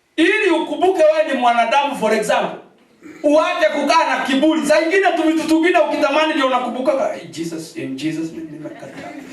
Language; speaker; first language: Swahili; non-native, local second language; Kikuyu